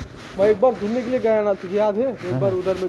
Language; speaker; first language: Hindi; non-native, local second language; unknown